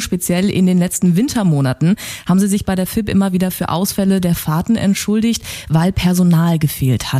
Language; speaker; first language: German; native; German